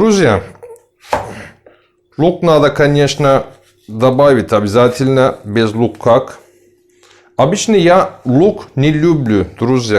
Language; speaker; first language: Russian; non-native, learner; Turkish